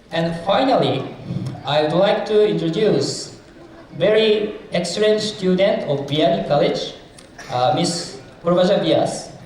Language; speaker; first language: English; non-native, fluent; Japanese